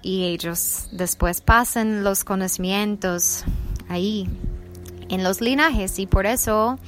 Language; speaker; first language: Spanish; non-native, fluent; English